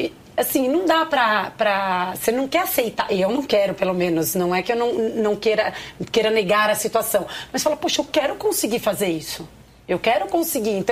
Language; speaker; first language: Portuguese; native; Portuguese